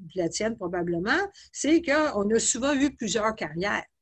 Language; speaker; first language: French; native; French